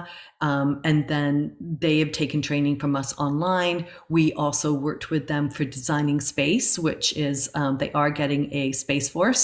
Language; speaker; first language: English; native; English